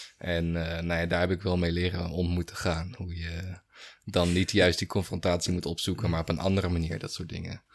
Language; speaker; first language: Dutch; native; Dutch